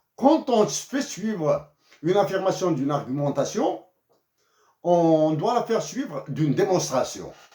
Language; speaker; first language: French; non-native, local second language; Kabyle